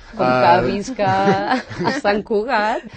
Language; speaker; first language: Catalan; non-native, fluent; Portuguese